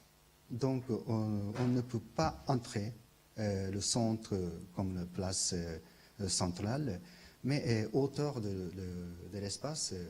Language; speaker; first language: French; non-native, learner; Japanese